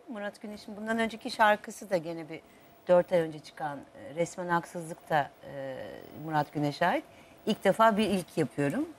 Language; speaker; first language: Turkish; native; Turkish